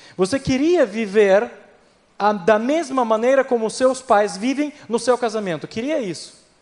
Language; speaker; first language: Portuguese; non-native, fluent; Ukrainian